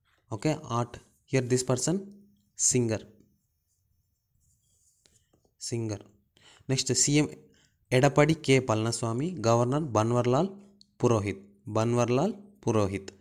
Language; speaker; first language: English; non-native, local second language; Telugu